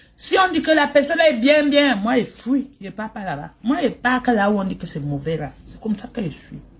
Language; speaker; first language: French; native; French